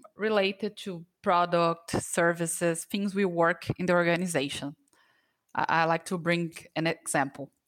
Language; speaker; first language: English; non-native, fluent; Portuguese